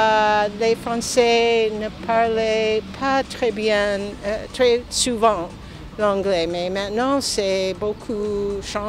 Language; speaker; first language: French; non-native, fluent; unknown